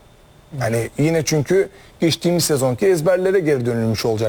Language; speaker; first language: Turkish; native; Turkish